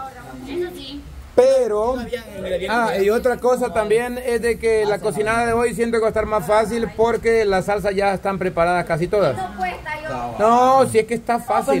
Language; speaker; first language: Spanish; native; Spanish